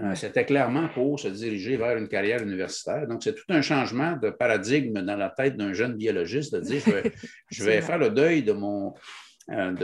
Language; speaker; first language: French; native; French